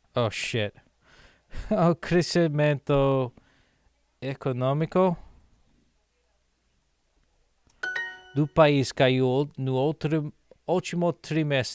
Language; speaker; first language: Portuguese; non-native, learner; English